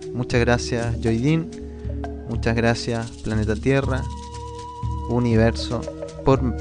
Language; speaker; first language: Spanish; native; Spanish